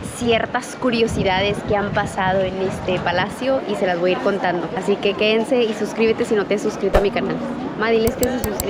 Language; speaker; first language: Spanish; native; Spanish